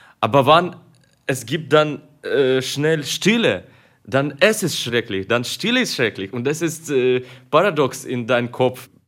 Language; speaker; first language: German; non-native, learner; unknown